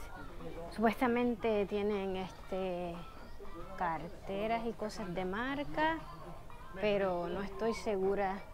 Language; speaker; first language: Spanish; early bilingual, heritage; Spanish